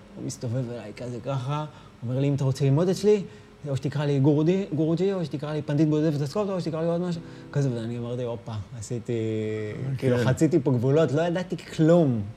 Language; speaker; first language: Hebrew; native; Hebrew